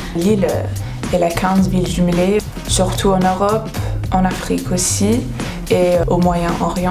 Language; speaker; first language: French; non-native, fluent; English